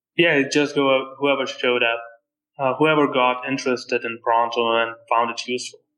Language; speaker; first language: English; non-native, fluent; Lithuanian